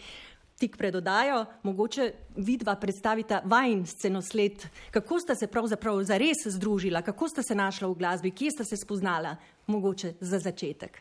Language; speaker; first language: Slovenian; native; Slovenian